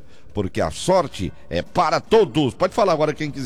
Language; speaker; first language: Portuguese; native; Portuguese